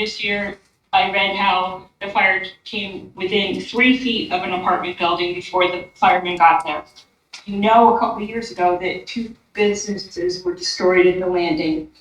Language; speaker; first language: English; native; English